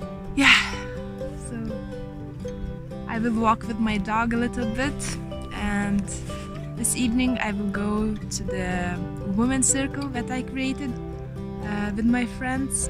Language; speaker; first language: English; non-native, learner; Lithuanian